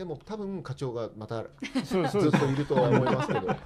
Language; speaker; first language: Japanese; native; Japanese